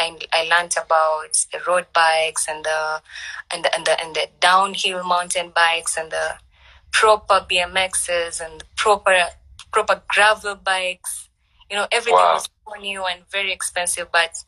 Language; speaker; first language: English; non-native, local second language; Swahili